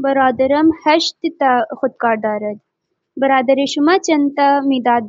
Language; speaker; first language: Persian; non-native, learner; Urdu